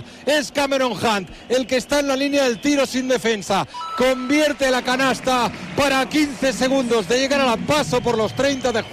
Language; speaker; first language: Spanish; native; Spanish